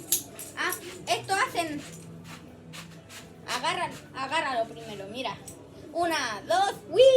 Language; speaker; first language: Spanish; native; Spanish